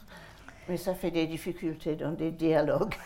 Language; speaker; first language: French; non-native, fluent; English